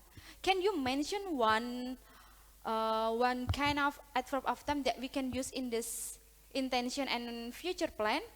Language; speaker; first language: English; non-native, learner; Indonesian